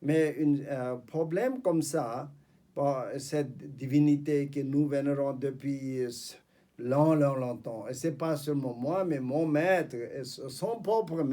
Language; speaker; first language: French; non-native, fluent; Tibetan